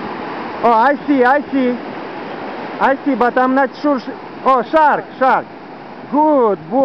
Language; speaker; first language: English; non-native, learner; Russian